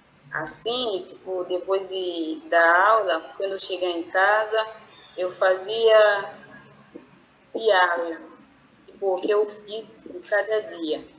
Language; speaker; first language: Portuguese; non-native, fluent; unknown